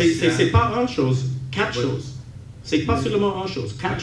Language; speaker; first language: French; non-native, learner; English